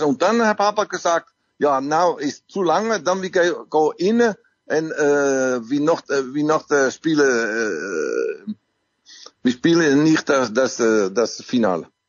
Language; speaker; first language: German; non-native, learner; Dutch